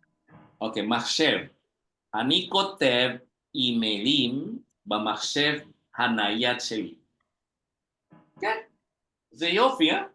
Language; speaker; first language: Hebrew; non-native, fluent; Indonesian